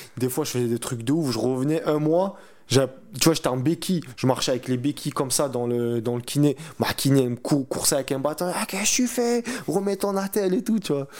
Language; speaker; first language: French; early bilingual, other home language; Chechen